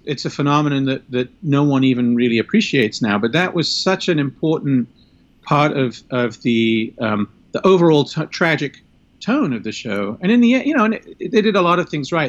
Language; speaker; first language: English; native; English